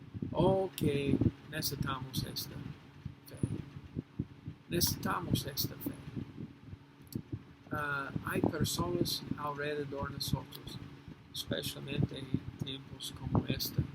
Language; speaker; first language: Spanish; non-native, fluent; English